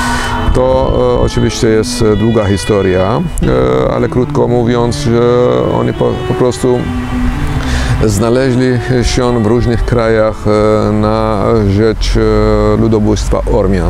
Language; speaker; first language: Polish; non-native, fluent; Armenian